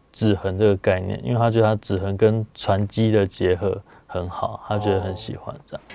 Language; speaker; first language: Chinese; native; Chinese